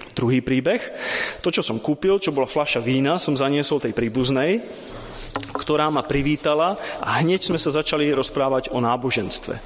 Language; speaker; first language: Slovak; native; Slovak